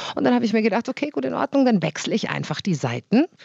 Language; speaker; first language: German; native; German